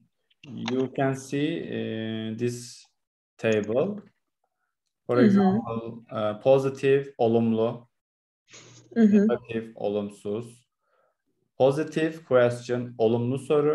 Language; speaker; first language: English; non-native, learner; Turkish